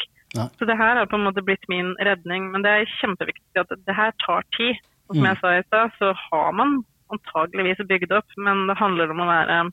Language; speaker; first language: Norwegian; native; Norwegian